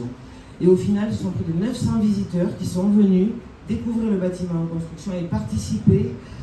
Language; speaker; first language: French; native; French